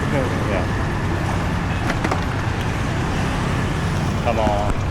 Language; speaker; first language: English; non-native, learner; Korean